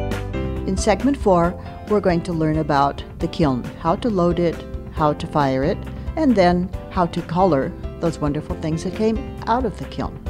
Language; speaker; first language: English; native; English